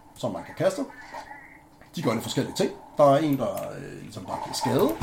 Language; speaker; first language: Danish; native; Danish